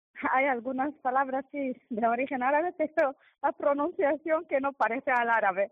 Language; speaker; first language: Spanish; non-native, fluent; Arabic